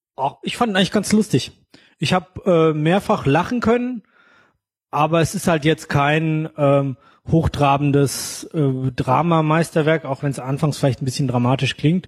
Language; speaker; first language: German; native; German